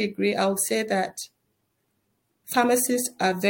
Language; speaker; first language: English; non-native, local second language; Yoruba